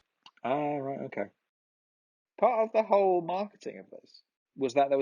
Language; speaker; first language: English; native; English